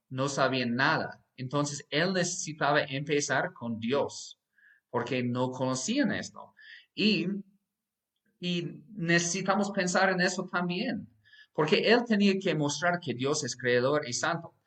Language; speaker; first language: Spanish; non-native, fluent; English